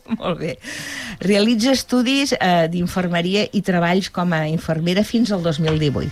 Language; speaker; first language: Catalan; native; Catalan